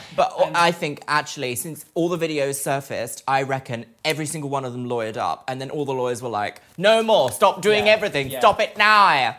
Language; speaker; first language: English; native; English